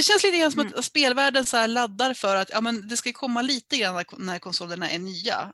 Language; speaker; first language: Swedish; native; Swedish